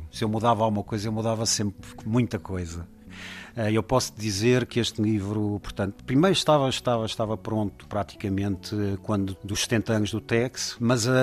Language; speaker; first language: Portuguese; native; Portuguese